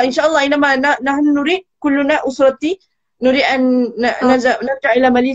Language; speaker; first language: Arabic; non-native, learner; Malay